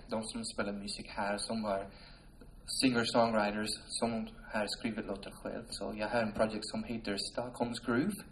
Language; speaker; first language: Swedish; non-native, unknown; English